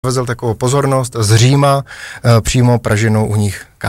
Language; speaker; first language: Czech; native; Czech